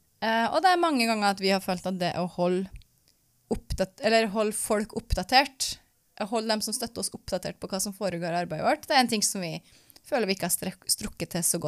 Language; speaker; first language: Norwegian; native; Norwegian